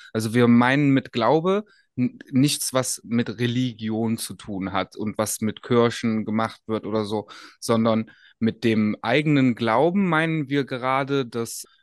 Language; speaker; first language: German; native; German